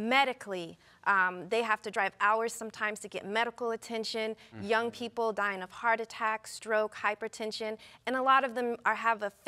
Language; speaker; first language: English; native; English